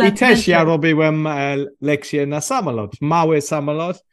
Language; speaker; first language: Polish; non-native, learner; English